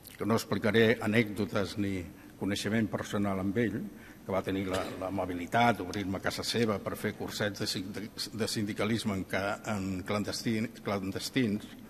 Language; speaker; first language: Catalan; non-native, local second language; Spanish